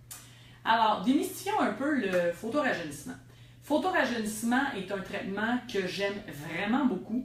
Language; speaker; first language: French; native; French